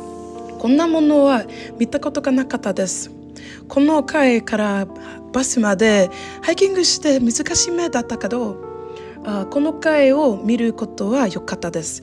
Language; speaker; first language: Japanese; non-native, learner; English